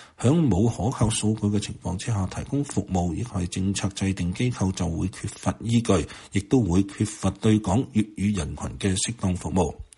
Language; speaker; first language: Chinese; non-native, local second language; Cantonese